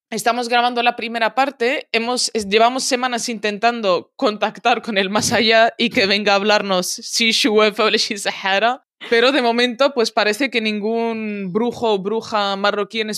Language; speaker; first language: Spanish; early bilingual, other home language; Arabic